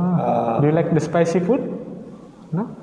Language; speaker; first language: English; non-native, learner; Indonesian